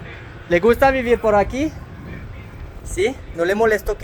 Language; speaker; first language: Spanish; non-native, learner; French